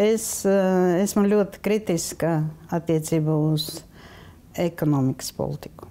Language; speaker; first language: Latvian; non-native, local second language; Russian